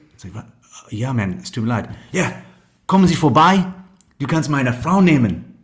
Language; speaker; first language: German; non-native, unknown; English